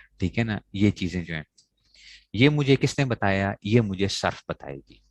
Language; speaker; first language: Urdu; non-native, local second language; Pashto